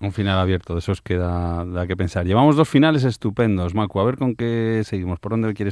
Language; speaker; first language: Spanish; native; Spanish